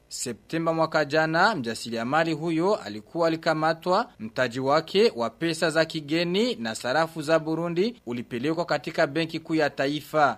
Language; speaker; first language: Swahili; non-native, local second language; Rundi